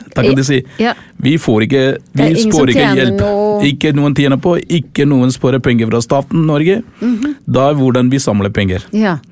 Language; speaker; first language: Norwegian; non-native, learner; Sinhala